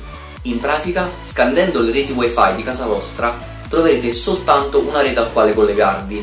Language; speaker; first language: Italian; native; Italian